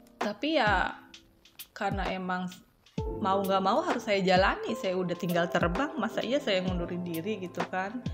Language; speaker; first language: Indonesian; native; Indonesian